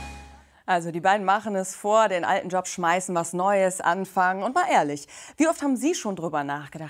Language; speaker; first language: German; native; German